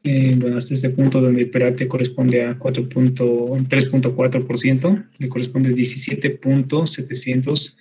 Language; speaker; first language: Spanish; native; Spanish